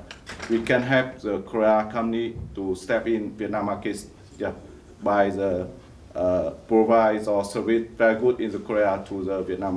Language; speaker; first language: English; non-native, learner; Vietnamese